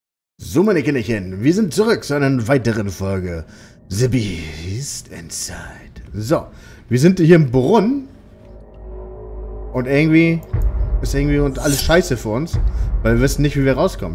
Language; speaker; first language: German; native; German